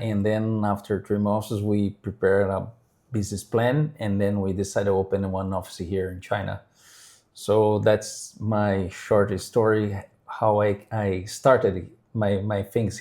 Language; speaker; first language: English; non-native, fluent; Portuguese